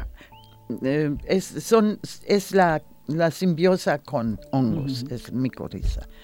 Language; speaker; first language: Spanish; non-native, learner; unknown